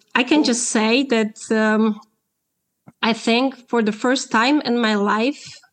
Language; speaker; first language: English; non-native, fluent; Polish